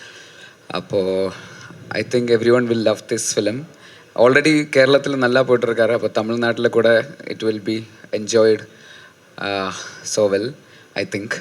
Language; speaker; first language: Tamil; non-native, learner; Malayalam